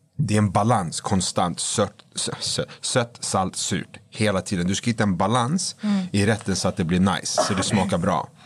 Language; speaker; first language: Swedish; native; Swedish